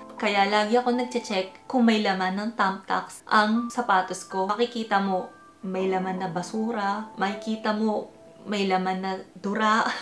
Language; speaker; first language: Filipino; early bilingual, heritage; Filipino